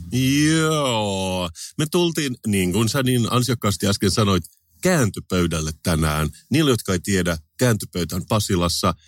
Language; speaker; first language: Finnish; native; Finnish